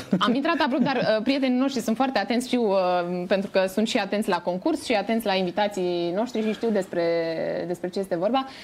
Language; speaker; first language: Romanian; native; Romanian